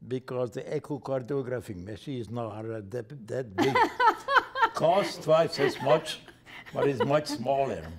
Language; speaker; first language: English; non-native, fluent; Hungarian